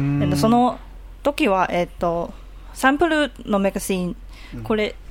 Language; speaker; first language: Japanese; non-native, learner; Cantonese